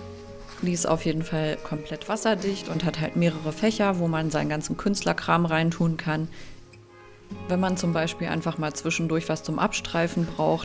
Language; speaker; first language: German; native; German